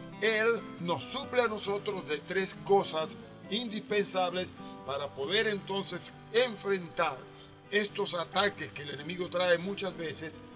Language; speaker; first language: Spanish; native; Spanish